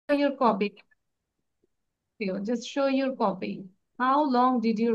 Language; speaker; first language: English; non-native, fluent; Bangla